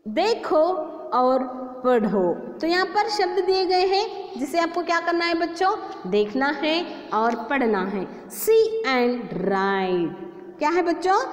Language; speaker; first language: Hindi; non-native, local second language; Kannada